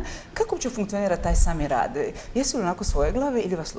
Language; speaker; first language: Croatian; native; Croatian